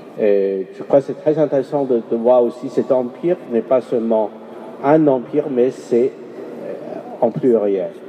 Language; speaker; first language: French; non-native, fluent; Chinese